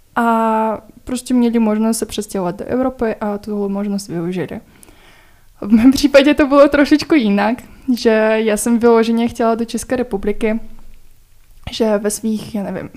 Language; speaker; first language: Czech; non-native, fluent; Russian